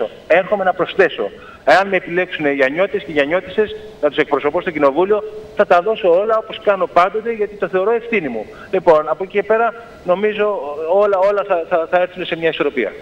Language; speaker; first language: Greek; native; Greek